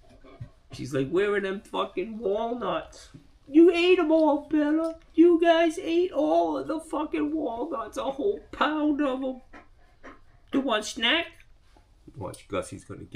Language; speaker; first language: English; native; English